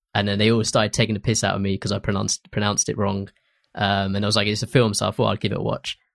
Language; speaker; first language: English; early bilingual, other home language; Hindi